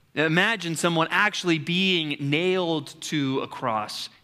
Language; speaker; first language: English; native; English